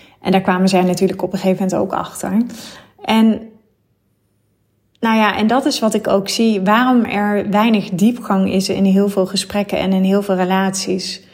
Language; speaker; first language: Dutch; native; Dutch